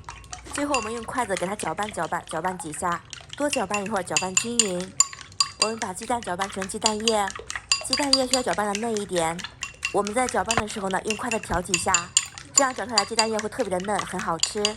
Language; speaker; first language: Chinese; native; Chinese